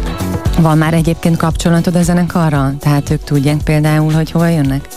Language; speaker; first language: Hungarian; native; Hungarian